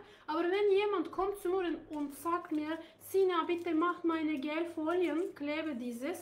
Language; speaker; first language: German; non-native, learner; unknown